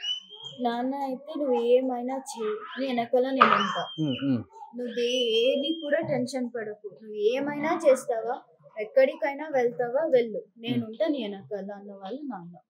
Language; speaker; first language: Telugu; non-native, local second language; Kannada